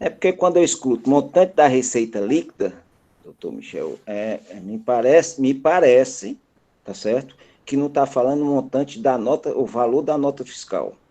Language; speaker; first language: Portuguese; native; Portuguese